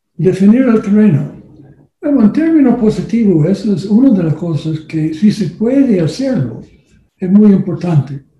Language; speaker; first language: Spanish; non-native, learner; English